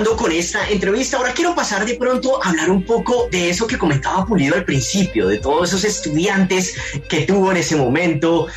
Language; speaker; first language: Spanish; native; Spanish